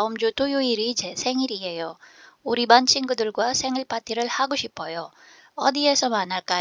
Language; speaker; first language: Korean; non-native, fluent; Filipino